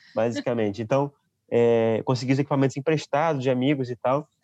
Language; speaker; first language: Portuguese; native; Portuguese